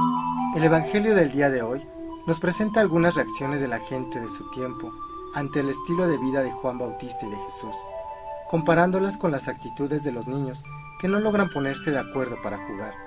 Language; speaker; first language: Spanish; native; Spanish